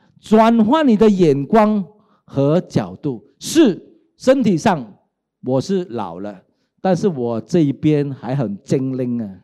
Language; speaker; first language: Chinese; non-native, local second language; Cantonese